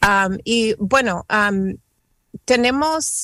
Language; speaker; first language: Spanish; non-native, fluent; English